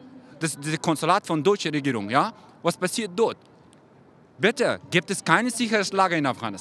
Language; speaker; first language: German; non-native, fluent; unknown